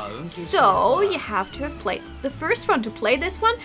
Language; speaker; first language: English; non-native, fluent; German